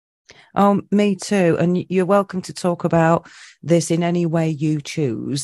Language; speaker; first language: English; native; English